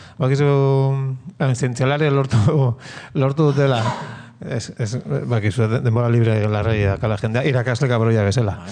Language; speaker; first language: Basque; non-native, local second language; Spanish